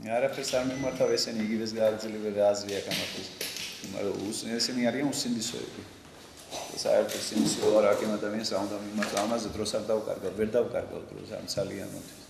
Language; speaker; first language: Georgian; native; Georgian